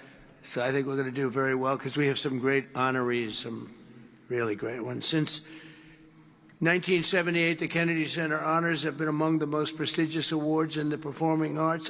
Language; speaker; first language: English; native; English